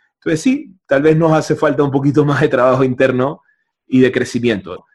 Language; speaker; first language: Spanish; native; Spanish